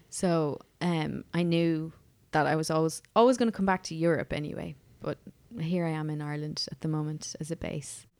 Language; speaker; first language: English; native; English